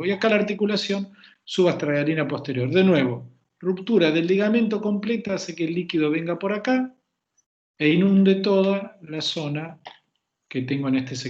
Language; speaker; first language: Spanish; native; Spanish